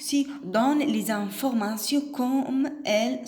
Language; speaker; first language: French; non-native, local second language; Arabic